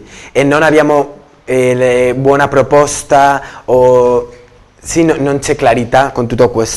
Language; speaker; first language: Italian; non-native, learner; Spanish